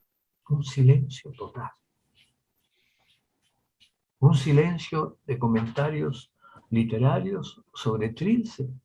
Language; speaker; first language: Spanish; native; Spanish